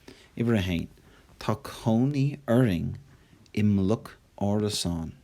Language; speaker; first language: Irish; non-native, local second language; English